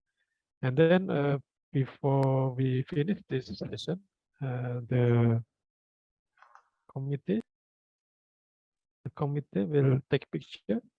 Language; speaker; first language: English; non-native, fluent; Indonesian